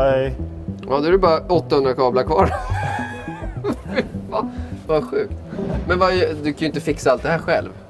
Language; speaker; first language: Swedish; native; Swedish